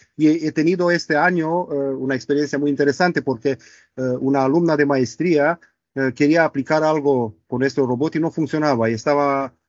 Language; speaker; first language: Spanish; non-native, fluent; Romanian